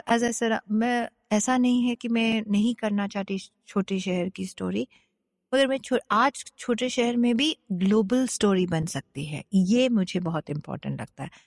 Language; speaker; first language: Hindi; non-native, local second language; Bangla